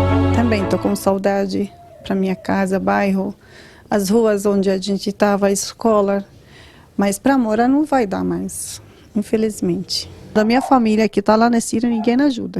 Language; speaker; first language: Portuguese; non-native, learner; Arabic